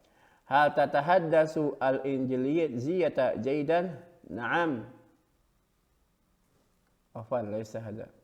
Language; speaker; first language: Arabic; non-native, fluent; Indonesian